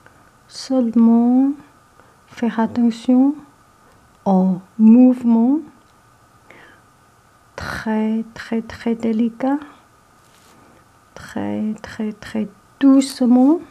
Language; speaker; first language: French; non-native, learner; Chinese